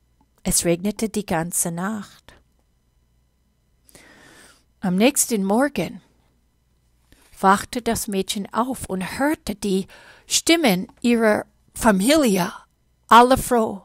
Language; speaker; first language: German; non-native, fluent; English